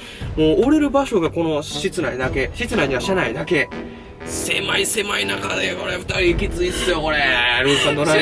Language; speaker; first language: Japanese; native; Japanese